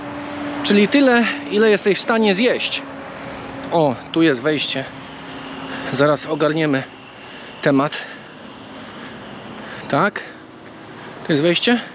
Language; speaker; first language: Polish; native; Polish